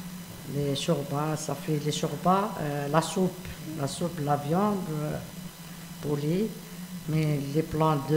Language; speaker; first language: French; non-native, learner; Arabic